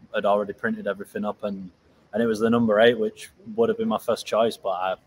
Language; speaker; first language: English; native; English